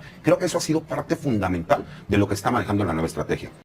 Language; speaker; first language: Spanish; native; Spanish